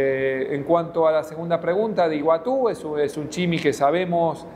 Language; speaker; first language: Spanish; non-native, fluent; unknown